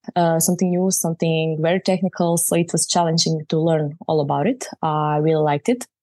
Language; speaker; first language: English; non-native, fluent; Croatian